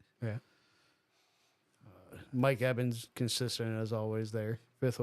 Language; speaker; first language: English; native; English